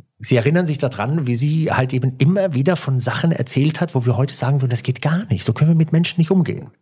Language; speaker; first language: German; early bilingual, other home language; Italian